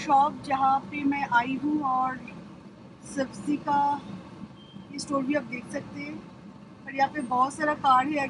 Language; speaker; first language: Hindi; non-native, local second language; Bangla